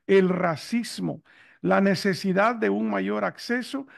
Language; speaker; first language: Spanish; native; Spanish